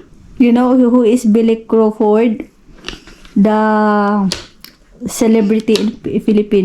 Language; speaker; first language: English; non-native, local second language; Cebuano